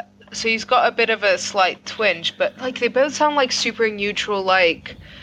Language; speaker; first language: English; non-native, fluent; Greek